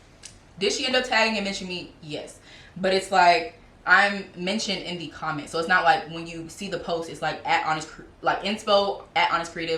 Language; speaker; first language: English; native; English